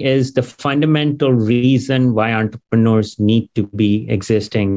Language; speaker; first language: English; non-native, local second language; Gujarati